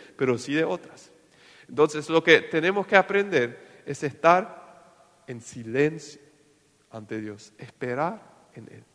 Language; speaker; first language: Spanish; non-native, local second language; Plautdietsch